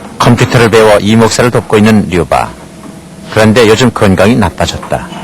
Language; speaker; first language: Korean; native; Korean